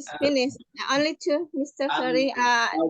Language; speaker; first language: English; non-native, learner; Indonesian